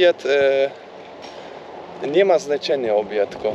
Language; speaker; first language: Polish; non-native, learner; Turkish